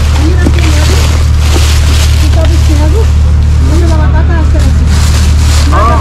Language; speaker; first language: Spanish; non-native, learner; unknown